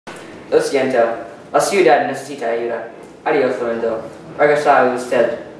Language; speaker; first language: Spanish; non-native, learner; English